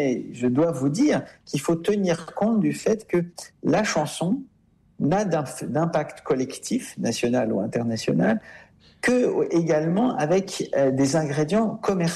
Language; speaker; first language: French; native; French